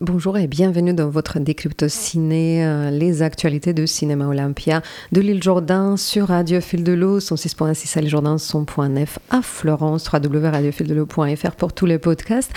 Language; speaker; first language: French; native; French